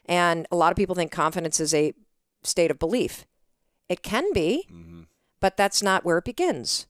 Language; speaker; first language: English; native; English